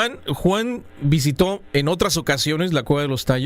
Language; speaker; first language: Spanish; native; Spanish